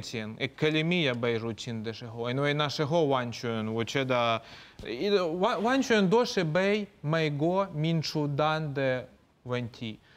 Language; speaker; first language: Chinese; non-native, fluent; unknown